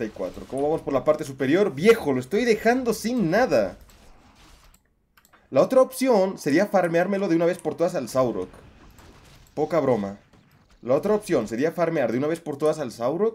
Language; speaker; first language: Spanish; native; Spanish